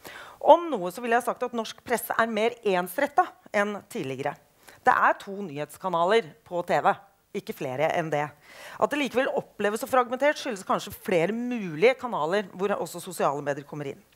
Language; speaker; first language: Norwegian; native; Norwegian